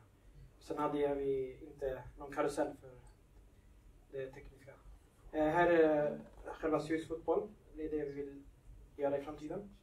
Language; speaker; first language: Swedish; early bilingual, other home language; Somali